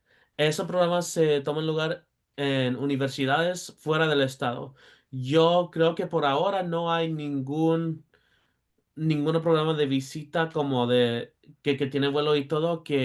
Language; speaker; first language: Spanish; early bilingual, heritage; Spanish